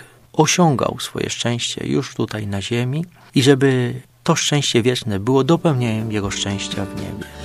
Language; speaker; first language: Polish; native; Polish